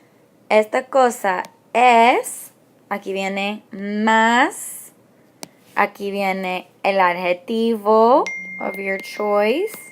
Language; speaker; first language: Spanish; non-native, fluent; English